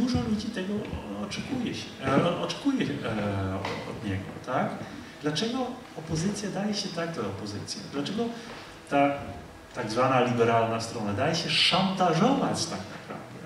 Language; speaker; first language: Polish; non-native, fluent; Dutch